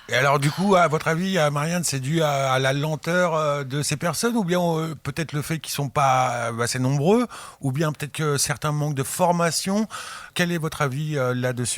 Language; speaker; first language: French; native; French